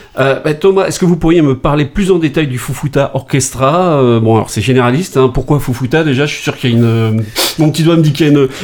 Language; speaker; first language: French; native; French